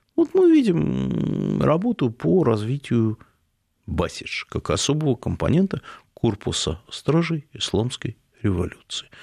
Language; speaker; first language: Russian; native; Russian